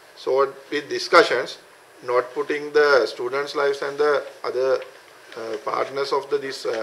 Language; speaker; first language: English; non-native, local second language; Sinhala